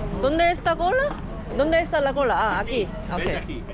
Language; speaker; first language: Spanish; non-native, learner; Korean